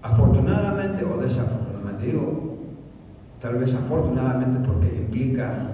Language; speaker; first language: Spanish; early bilingual, other home language; English